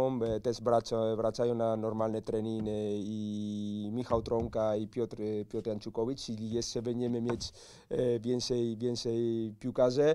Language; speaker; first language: Polish; non-native, learner; Spanish